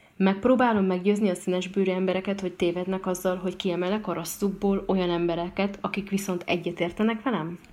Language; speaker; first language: Hungarian; early bilingual, other home language; Arabic